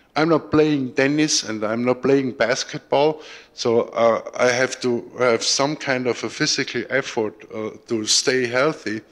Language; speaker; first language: English; non-native, fluent; German